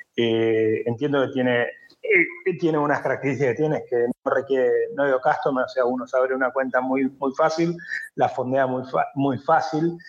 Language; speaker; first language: Spanish; native; Spanish